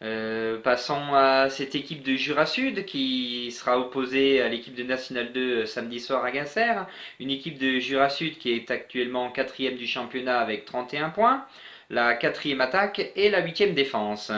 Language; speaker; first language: French; native; French